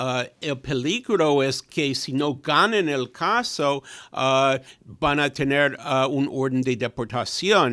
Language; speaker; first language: Spanish; non-native, fluent; English